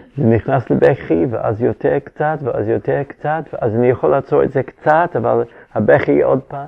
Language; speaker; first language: Hebrew; non-native, fluent; English